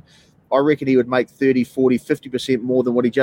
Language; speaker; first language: English; native; English